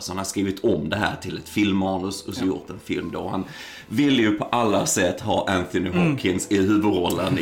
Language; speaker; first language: Swedish; native; Swedish